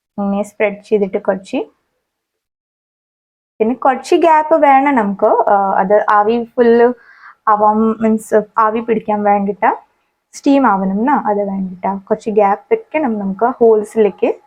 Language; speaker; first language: Malayalam; non-native, fluent; Hindi